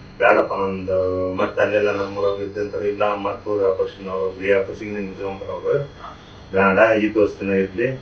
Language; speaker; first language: Kannada; native; Kannada